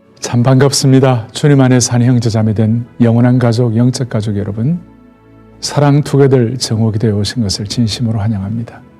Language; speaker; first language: Korean; native; Korean